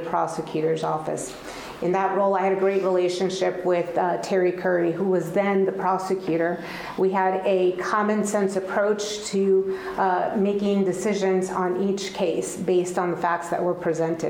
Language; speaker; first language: English; early bilingual, other home language; Spanish